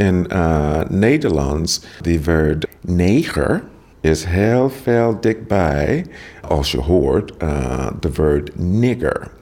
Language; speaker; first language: Dutch; non-native, learner; English